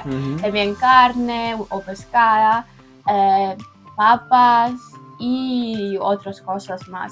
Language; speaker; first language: Spanish; non-native, learner; Ukrainian